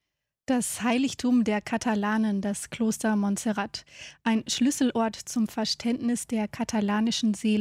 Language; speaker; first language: German; native; German